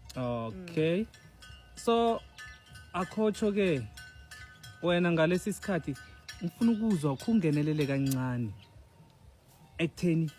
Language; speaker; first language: Zulu; non-native, local second language; South Ndebele